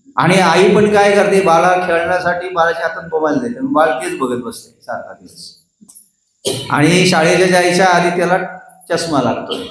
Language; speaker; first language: Marathi; non-native, local second language; Hindi